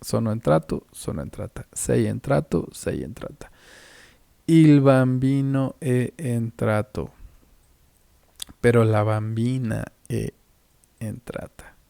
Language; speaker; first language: Italian; non-native, fluent; Spanish